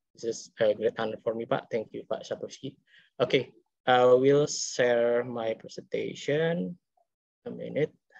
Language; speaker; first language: English; non-native, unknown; Indonesian